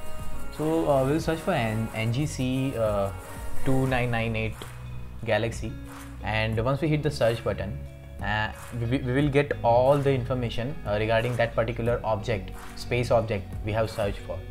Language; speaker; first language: English; non-native, local second language; Hindi